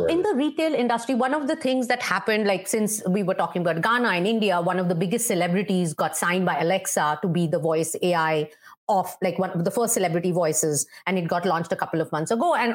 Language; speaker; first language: English; non-native, local second language; Hindi